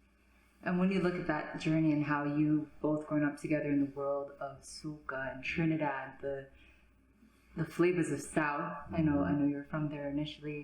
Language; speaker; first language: English; native; English